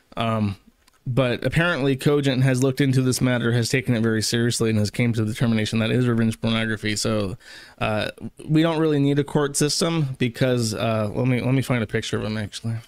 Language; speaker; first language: English; native; English